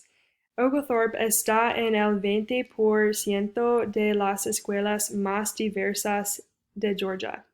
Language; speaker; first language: Spanish; non-native, fluent; English